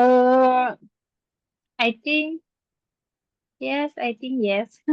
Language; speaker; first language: English; non-native, learner; Indonesian